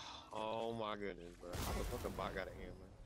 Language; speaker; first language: English; native; English